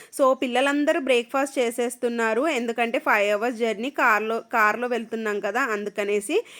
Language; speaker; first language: Telugu; native; Telugu